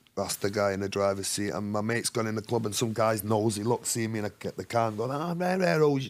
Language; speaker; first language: English; native; English